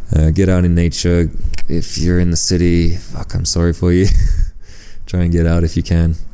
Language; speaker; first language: English; early bilingual, other home language; French